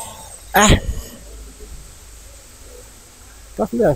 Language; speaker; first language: French; non-native, learner; Rundi